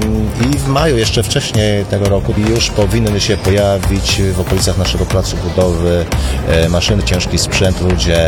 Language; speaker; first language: Polish; native; Polish